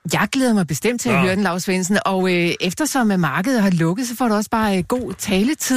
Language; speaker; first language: Danish; native; Danish